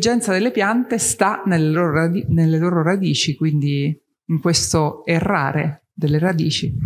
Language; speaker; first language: Italian; native; Italian